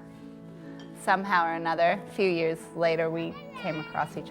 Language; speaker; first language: English; native; English